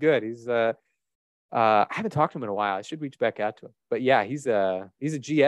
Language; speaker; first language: English; native; English